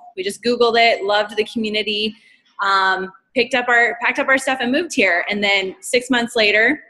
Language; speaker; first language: English; native; English